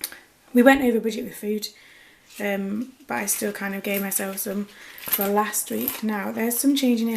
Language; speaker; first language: English; native; English